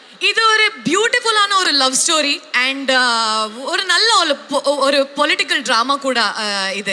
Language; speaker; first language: Tamil; non-native, learner; Kannada